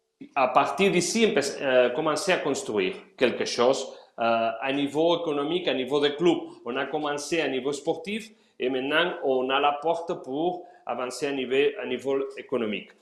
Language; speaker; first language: French; non-native, fluent; Spanish